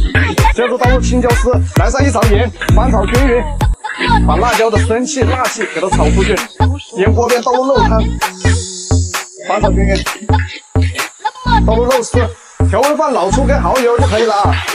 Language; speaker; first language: Chinese; native; Chinese